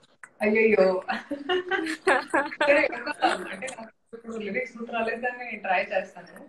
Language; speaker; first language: Telugu; non-native, fluent; Hindi